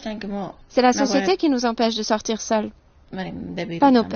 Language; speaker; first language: French; non-native, fluent; Persian